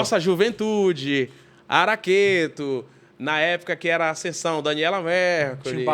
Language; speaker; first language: Portuguese; native; Portuguese